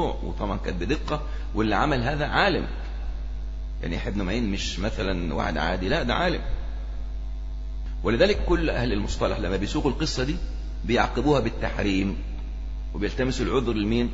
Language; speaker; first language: Arabic; native; Arabic